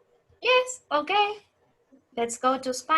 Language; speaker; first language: English; non-native, fluent; Spanish